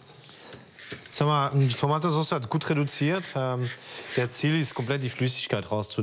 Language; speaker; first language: German; non-native, fluent; French